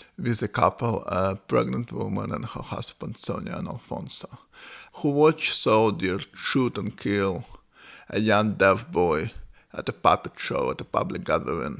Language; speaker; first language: English; non-native, fluent; Ukrainian